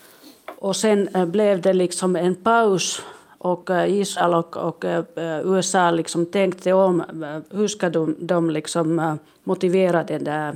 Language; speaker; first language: Swedish; non-native, local second language; Finnish